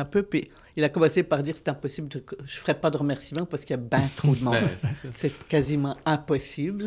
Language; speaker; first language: French; native; French